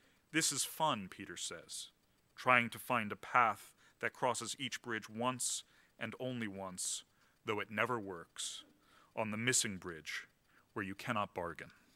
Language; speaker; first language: English; native; English